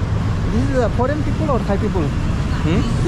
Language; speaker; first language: English; non-native, learner; Nepali